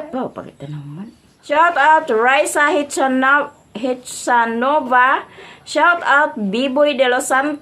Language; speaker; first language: Filipino; non-native, local second language; Cebuano